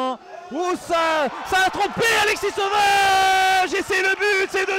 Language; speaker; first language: French; native; French